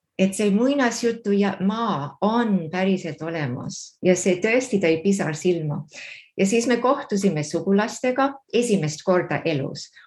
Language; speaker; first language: Estonian; early bilingual, heritage; Estonian